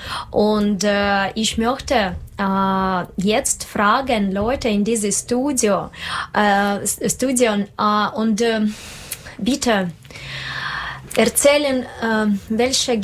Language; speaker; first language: German; non-native, learner; Russian